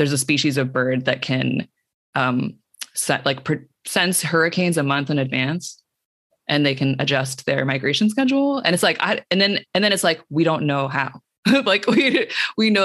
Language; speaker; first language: English; native; English